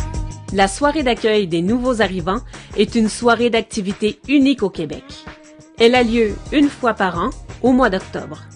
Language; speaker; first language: French; native; French